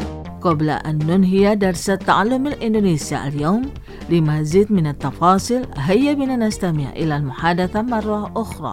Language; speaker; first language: Arabic; non-native, fluent; Indonesian